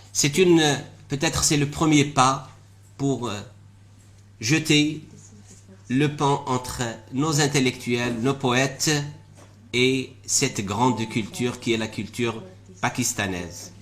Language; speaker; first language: French; non-native, local second language; Arabic